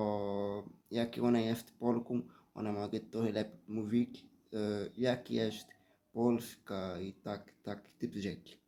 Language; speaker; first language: Polish; early bilingual, heritage; Portuguese